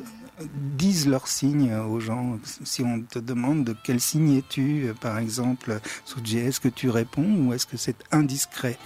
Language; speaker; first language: French; native; French